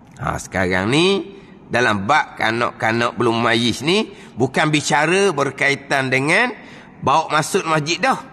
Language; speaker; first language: Malay; native; Malay